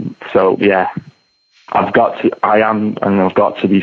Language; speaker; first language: English; native; English